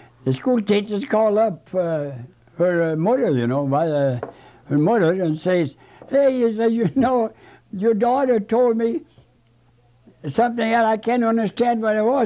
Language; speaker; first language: English; non-native, fluent; Swedish